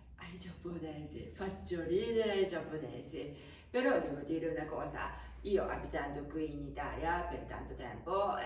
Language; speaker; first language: Italian; non-native, fluent; Japanese